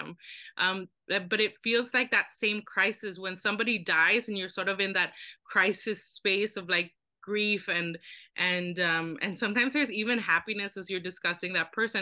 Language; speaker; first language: English; native; English